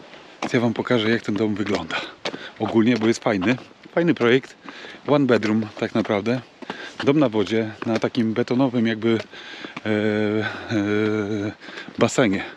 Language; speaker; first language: Polish; native; Polish